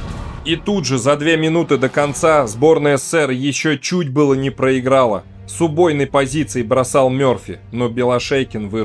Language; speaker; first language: Russian; native; Russian